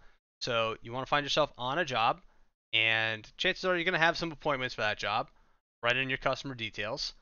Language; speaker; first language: English; native; English